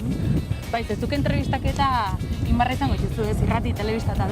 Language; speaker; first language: Basque; native; Basque